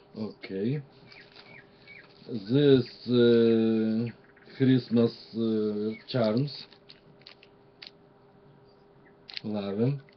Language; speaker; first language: English; non-native, learner; Russian